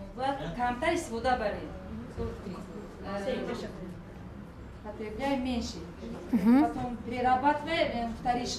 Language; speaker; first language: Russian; non-native, learner; Persian